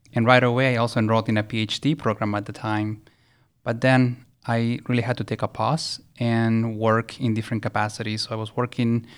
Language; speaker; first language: English; early bilingual, other home language; Spanish